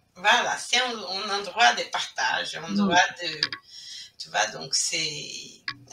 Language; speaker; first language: French; non-native, fluent; Portuguese